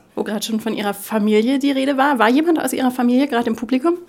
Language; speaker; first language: German; native; German